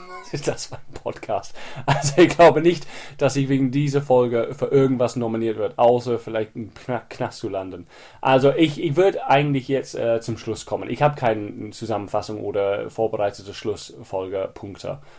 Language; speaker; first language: German; non-native, fluent; English